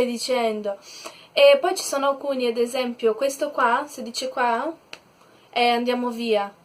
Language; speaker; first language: Italian; non-native, learner; Portuguese